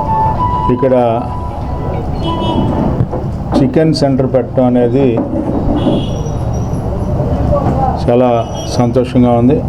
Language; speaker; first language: Telugu; native; Telugu